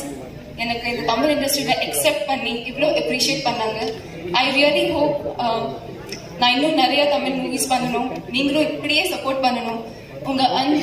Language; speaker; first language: Tamil; non-native, fluent; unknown